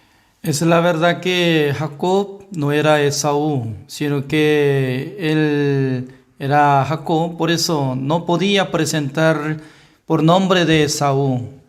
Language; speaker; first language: Spanish; non-native, learner; Korean